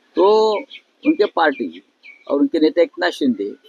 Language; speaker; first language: Hindi; non-native, local second language; Marathi